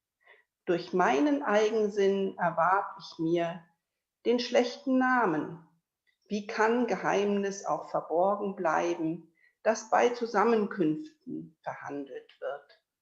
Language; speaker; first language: German; native; German